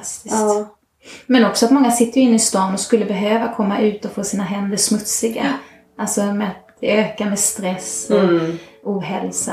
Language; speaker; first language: Swedish; native; Swedish